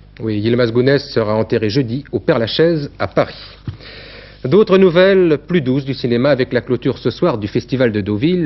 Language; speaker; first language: French; native; French